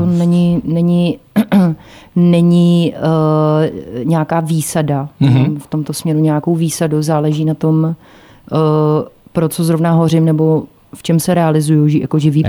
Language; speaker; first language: Czech; native; Czech